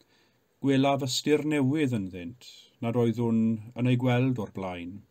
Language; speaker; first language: Welsh; native; Welsh